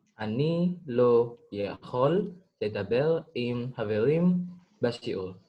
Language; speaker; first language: Hebrew; non-native, learner; Indonesian